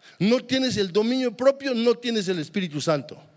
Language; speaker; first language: Spanish; native; Spanish